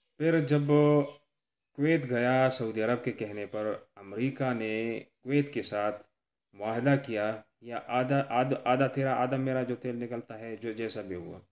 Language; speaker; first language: Urdu; non-native, local second language; Pashto